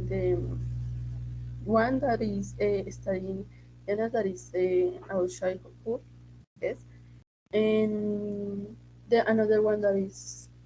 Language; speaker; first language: English; non-native, learner; Spanish